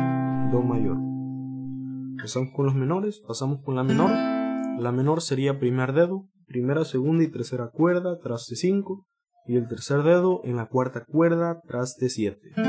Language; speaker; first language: Spanish; native; Spanish